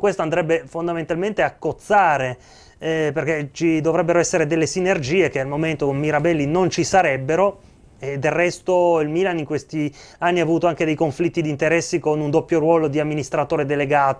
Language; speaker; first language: Italian; native; Italian